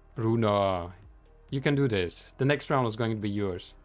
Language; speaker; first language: English; non-native, fluent; German